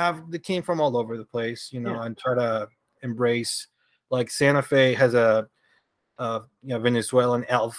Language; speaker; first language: English; early bilingual, other home language; Spanish